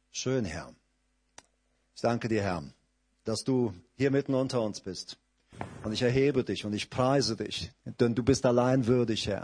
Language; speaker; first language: German; native; German